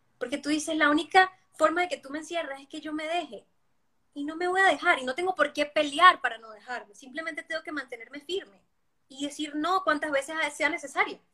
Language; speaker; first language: Spanish; native; Spanish